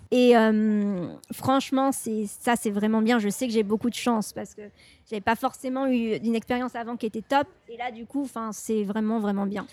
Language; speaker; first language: French; native; French